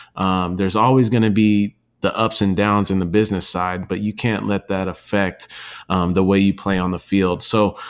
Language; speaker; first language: English; native; English